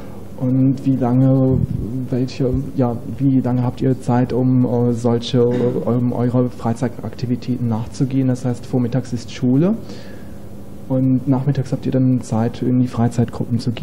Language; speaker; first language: German; native; German